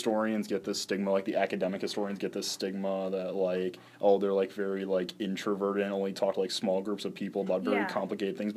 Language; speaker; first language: English; native; English